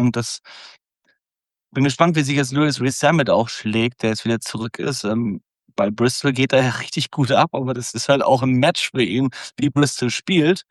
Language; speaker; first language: German; native; German